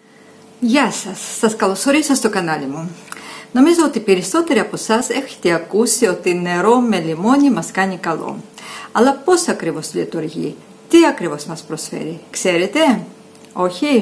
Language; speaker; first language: Greek; non-native, fluent; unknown